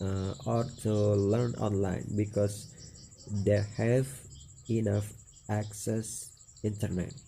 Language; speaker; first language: English; non-native, learner; Indonesian